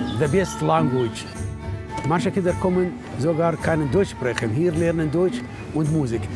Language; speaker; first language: German; non-native, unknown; Arabic